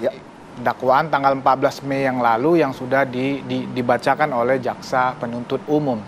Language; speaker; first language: Indonesian; native; Indonesian